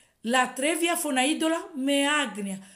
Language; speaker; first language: Greek; non-native, fluent; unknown